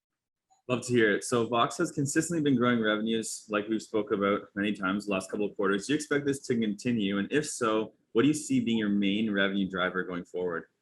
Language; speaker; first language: English; native; English